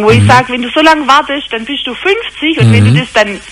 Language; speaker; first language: German; native; German